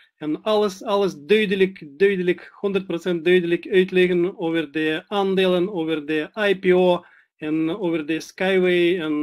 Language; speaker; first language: Dutch; non-native, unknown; Russian